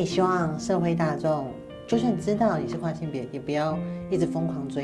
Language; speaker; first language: Chinese; native; Chinese